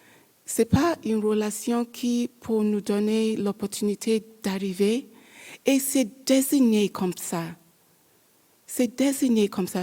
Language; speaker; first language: French; non-native, learner; English